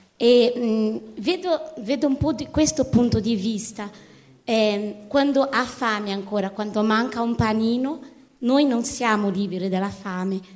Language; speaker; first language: Italian; non-native, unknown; Portuguese